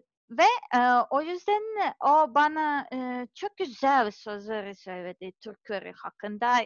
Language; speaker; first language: Turkish; non-native, learner; Serbian